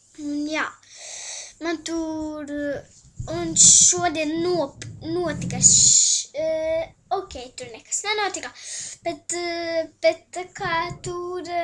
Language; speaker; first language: Latvian; early bilingual, heritage; Latvian